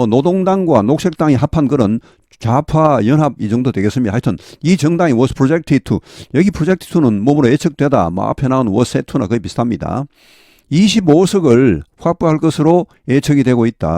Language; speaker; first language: Korean; native; Korean